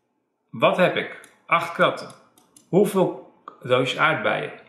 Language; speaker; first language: Dutch; native; Dutch